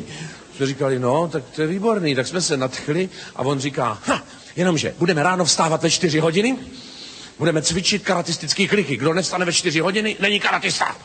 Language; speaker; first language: Czech; native; Czech